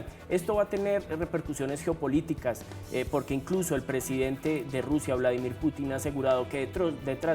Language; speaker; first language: Spanish; native; Spanish